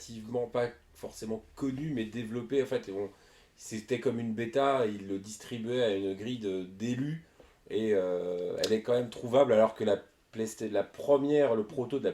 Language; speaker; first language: French; native; French